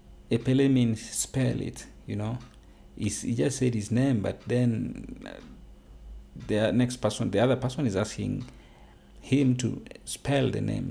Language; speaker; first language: English; non-native, local second language; Luo (Kenya and Tanzania)